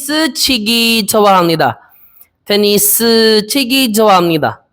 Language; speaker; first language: Korean; non-native, learner; Filipino